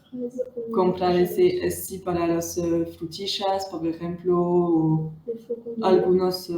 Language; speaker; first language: Spanish; non-native, learner; French